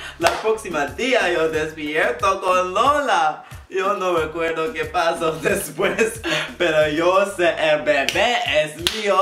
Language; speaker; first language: Spanish; non-native, learner; English